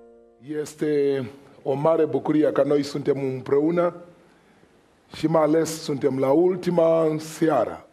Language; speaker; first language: Romanian; non-native, fluent; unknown